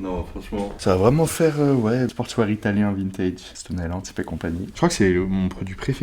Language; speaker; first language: French; native; French